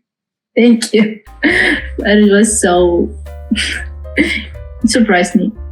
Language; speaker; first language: English; non-native, fluent; Russian